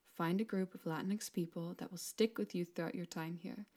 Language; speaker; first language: English; non-native, fluent; Spanish